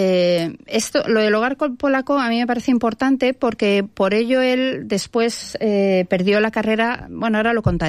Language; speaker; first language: Spanish; native; Spanish